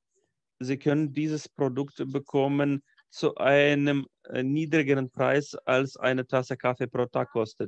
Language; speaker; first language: German; non-native, fluent; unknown